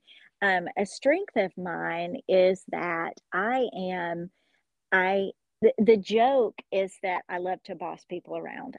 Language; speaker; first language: English; native; English